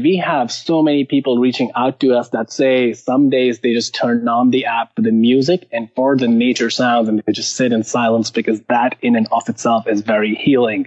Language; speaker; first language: English; non-native, local second language; Hindi